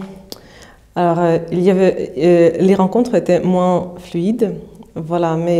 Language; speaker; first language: French; non-native, fluent; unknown